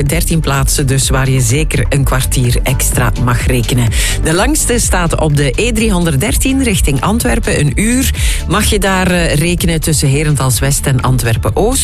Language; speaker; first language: Dutch; native; Dutch